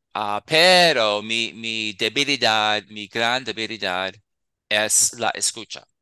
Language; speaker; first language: Spanish; non-native, fluent; English